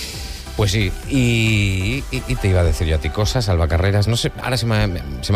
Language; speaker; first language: Spanish; native; Spanish